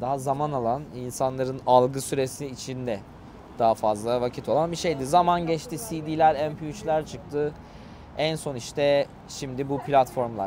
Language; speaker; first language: Turkish; native; Turkish